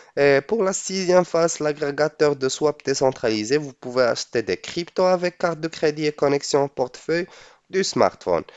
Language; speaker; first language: French; non-native, local second language; Arabic